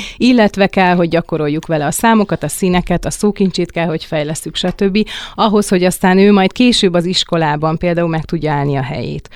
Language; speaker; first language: Hungarian; native; Hungarian